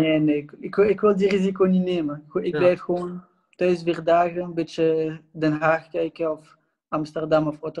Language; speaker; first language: Dutch; non-native, local second language; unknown